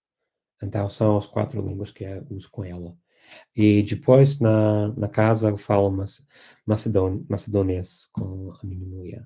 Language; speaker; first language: Portuguese; non-native, fluent; English